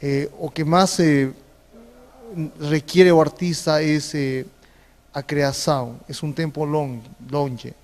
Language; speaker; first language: Portuguese; non-native, fluent; Spanish